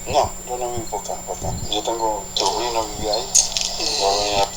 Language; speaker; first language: Spanish; non-native, learner; Haitian Creole